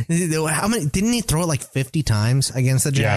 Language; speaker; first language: English; native; English